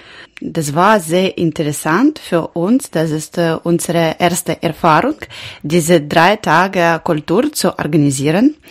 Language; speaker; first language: German; non-native, learner; Ukrainian